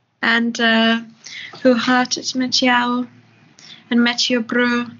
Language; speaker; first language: Dutch; non-native, learner; German